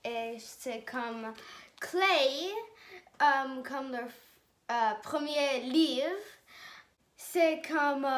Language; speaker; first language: French; non-native, learner; English